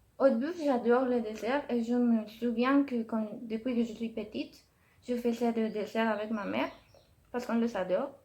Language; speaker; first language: French; non-native, learner; Spanish